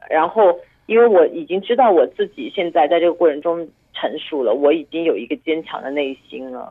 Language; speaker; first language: Chinese; native; Chinese